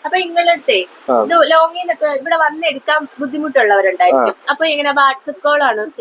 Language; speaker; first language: Malayalam; native; Malayalam